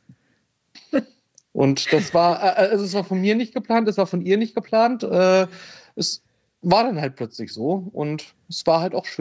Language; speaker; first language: German; native; German